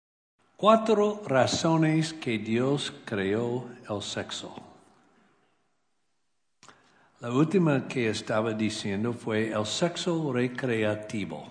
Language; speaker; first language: Spanish; non-native, learner; English